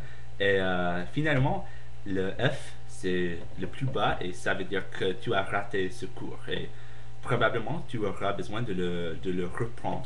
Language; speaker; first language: French; non-native, fluent; English